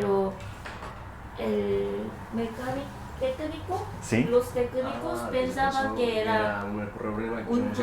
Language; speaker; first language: Spanish; non-native, learner; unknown